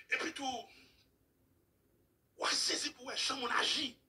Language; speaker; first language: French; non-native, local second language; Haitian Creole